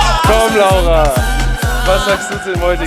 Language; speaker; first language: German; native; German